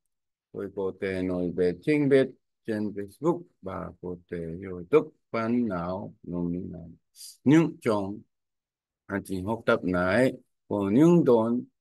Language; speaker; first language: Vietnamese; non-native, learner; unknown